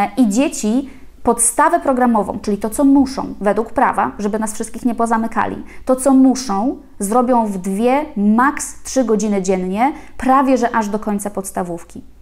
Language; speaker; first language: Polish; native; Polish